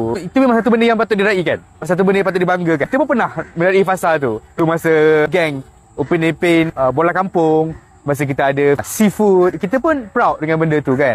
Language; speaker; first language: Malay; native; Malay